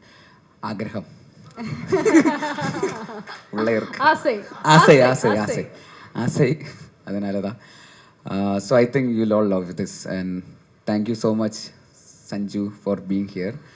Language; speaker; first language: Tamil; non-native, local second language; Malayalam